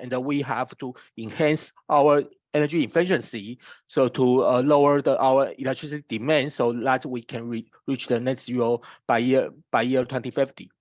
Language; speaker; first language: English; non-native, fluent; Chinese